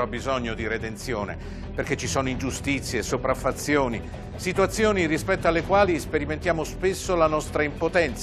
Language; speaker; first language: Italian; native; Italian